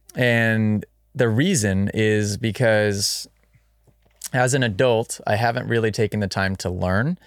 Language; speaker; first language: English; native; English